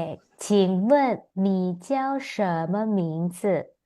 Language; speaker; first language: Chinese; non-native, fluent; Indonesian